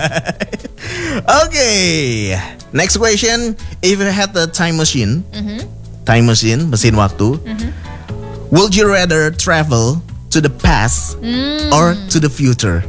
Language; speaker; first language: English; non-native, fluent; Indonesian